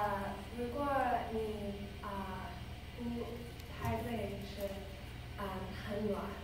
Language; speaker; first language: Chinese; non-native, learner; English